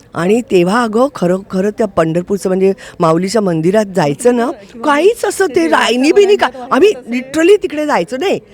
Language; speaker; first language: Marathi; native; Marathi